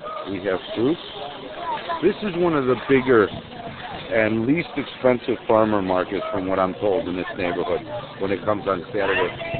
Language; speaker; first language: English; native; English